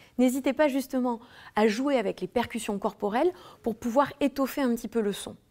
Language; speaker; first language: French; native; French